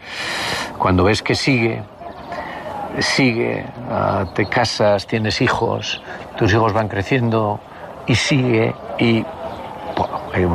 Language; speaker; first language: Spanish; native; Spanish